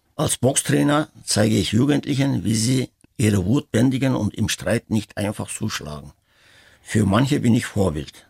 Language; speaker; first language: German; early bilingual, other home language; Turkish